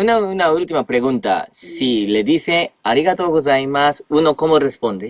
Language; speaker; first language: Spanish; non-native, fluent; Japanese